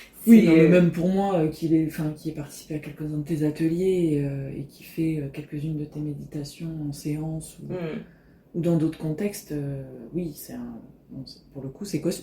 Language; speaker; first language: French; native; French